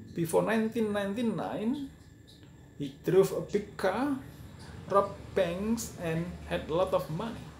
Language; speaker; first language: English; non-native, fluent; Indonesian